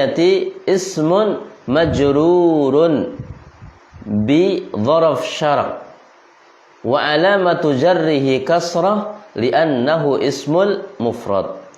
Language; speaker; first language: Arabic; non-native, fluent; Indonesian